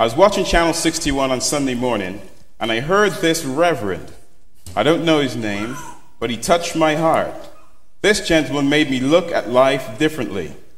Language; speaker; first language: English; native; English